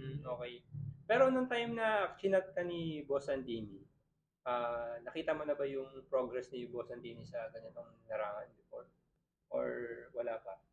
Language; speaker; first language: Filipino; native; Filipino